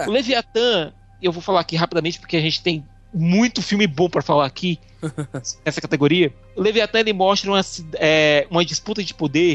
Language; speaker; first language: Portuguese; native; Portuguese